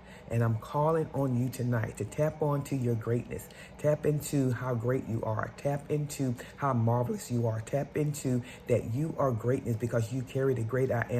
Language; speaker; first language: English; native; English